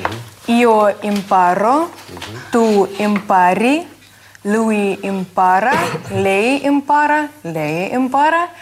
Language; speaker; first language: Italian; non-native, learner; Russian